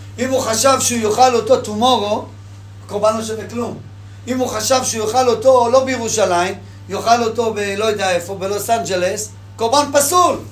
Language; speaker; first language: Hebrew; native; Hebrew